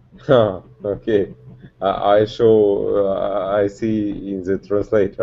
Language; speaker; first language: English; non-native, learner; Russian